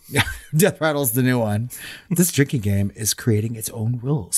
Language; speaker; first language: English; native; English